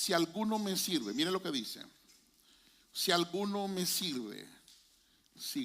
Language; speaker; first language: Spanish; native; Spanish